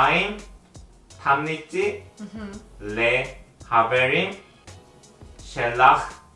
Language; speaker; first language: Hebrew; non-native, learner; Korean